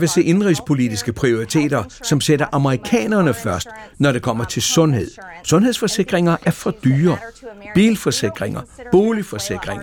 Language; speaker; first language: Danish; native; Danish